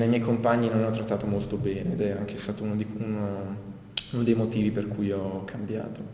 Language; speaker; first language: Italian; native; Italian